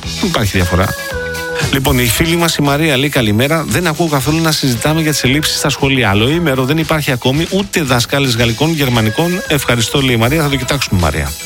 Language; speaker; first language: Greek; native; Greek